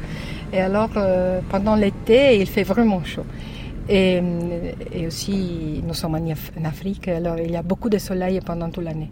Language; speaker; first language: French; non-native, learner; Italian